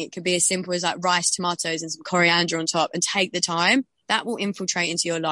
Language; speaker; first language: English; native; English